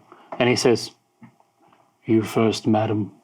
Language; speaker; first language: English; native; English